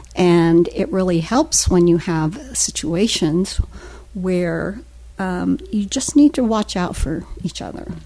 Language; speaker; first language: English; native; English